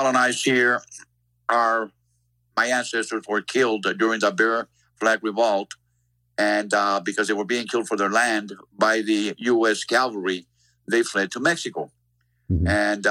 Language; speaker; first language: English; native; English